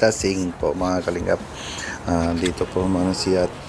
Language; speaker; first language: Filipino; non-native, learner; Hindi